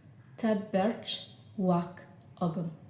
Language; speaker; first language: Irish; non-native, fluent; English